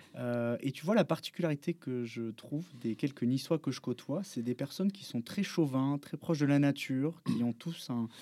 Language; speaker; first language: French; native; French